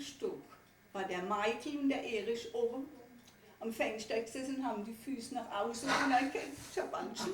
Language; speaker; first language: German; native; German